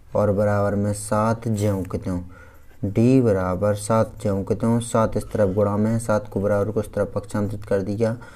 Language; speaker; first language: Hindi; native; Hindi